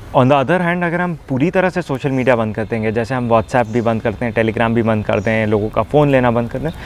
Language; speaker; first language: Hindi; native; Hindi